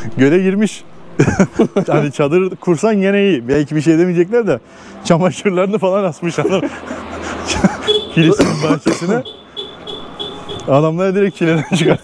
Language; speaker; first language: Turkish; native; Turkish